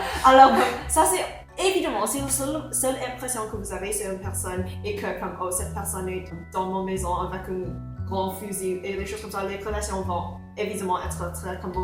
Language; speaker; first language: French; non-native, local second language; English